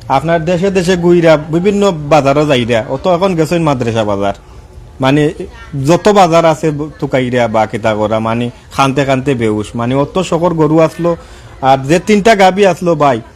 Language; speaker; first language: Bangla; non-native, local second language; Sylheti